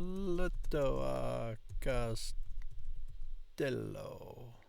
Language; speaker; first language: Italian; non-native, learner; English